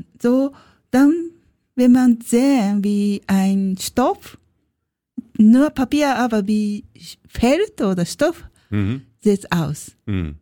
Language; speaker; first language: German; non-native, learner; Japanese